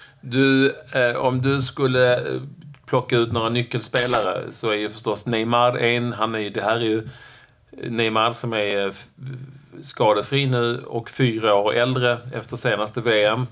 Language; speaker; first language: Swedish; native; Swedish